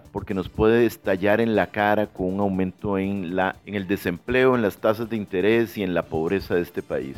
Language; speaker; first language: Spanish; native; Spanish